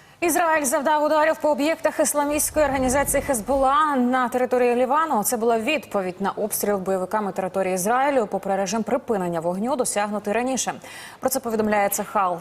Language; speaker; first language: Ukrainian; native; Ukrainian